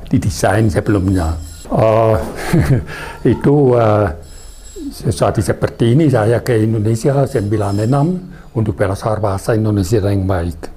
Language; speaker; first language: Indonesian; non-native, fluent; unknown